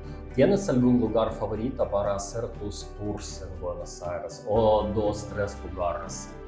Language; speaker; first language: Spanish; non-native, learner; Russian